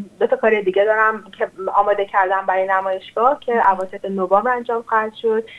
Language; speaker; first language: Persian; non-native, local second language; Azerbaijani